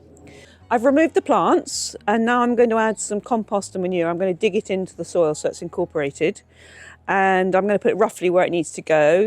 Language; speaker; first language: English; native; English